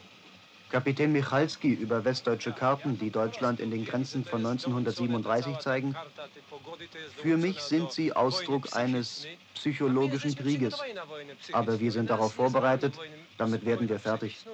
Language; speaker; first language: German; native; German